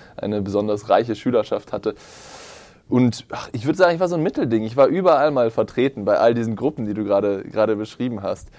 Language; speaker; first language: German; native; German